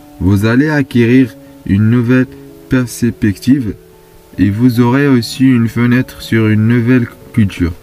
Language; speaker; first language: French; non-native, fluent; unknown